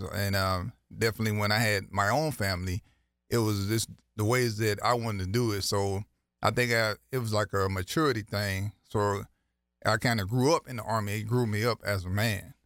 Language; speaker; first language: English; native; English